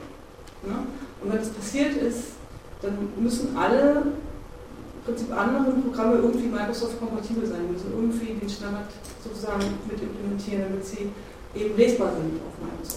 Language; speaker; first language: German; native; German